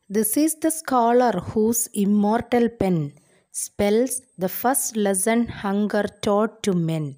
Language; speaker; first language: English; non-native, local second language; Malayalam